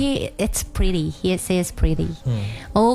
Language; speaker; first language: English; non-native, learner; Indonesian